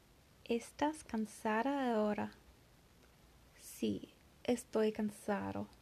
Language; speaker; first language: Spanish; non-native, learner; English